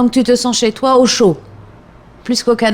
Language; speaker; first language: French; native; French